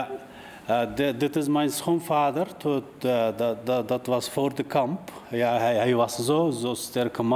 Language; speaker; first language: Dutch; non-native, learner; Uyghur